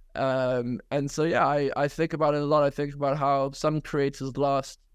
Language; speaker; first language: English; native; English